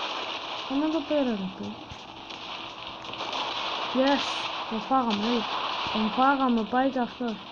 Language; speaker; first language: Greek; native; Greek